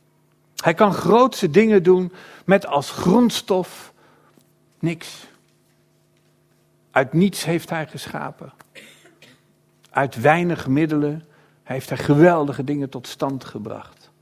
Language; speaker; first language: Dutch; native; Dutch